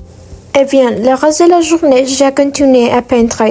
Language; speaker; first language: French; non-native, learner; Spanish